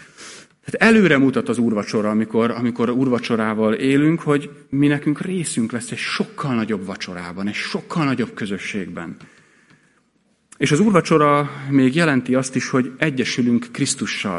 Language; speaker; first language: Hungarian; native; Hungarian